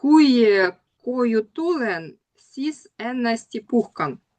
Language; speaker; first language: Estonian; non-native, learner; Russian